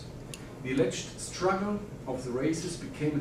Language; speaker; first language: English; non-native, fluent; German